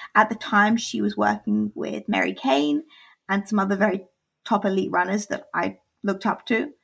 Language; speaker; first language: English; native; English